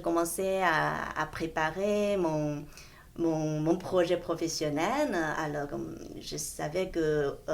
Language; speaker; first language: French; non-native, fluent; Chinese